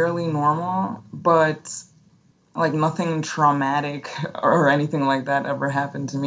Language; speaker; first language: English; non-native, fluent; Spanish